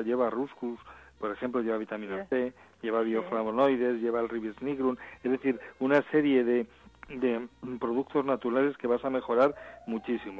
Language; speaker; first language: Spanish; native; Spanish